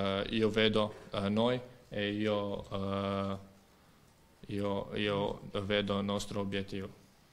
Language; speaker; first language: Italian; non-native, learner; Croatian